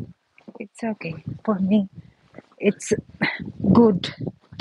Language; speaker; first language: English; non-native, learner; Filipino